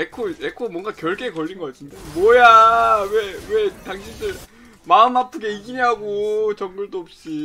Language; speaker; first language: Korean; native; Korean